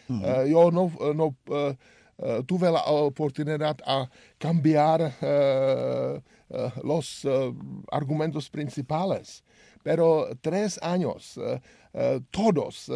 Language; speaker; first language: Spanish; non-native, learner; Czech